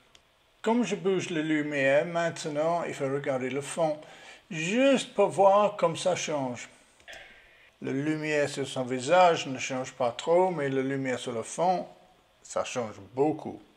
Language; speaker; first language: French; non-native, learner; English